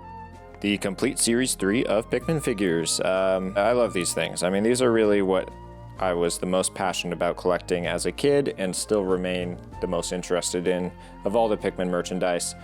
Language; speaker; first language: English; native; English